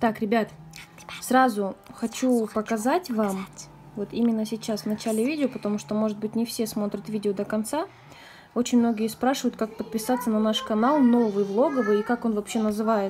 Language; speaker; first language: Russian; native; Russian